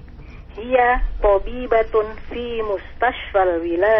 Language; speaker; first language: Arabic; non-native, learner; Indonesian